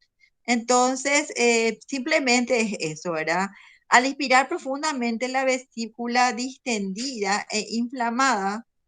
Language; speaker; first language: Spanish; native; Spanish